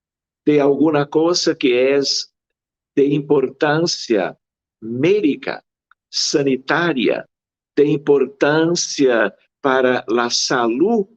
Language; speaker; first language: Spanish; non-native, fluent; Portuguese